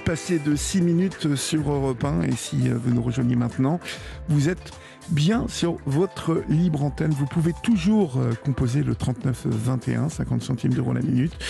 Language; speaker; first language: French; native; French